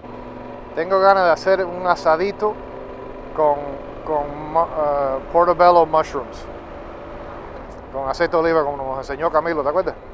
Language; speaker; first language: Spanish; early bilingual, heritage; Spanish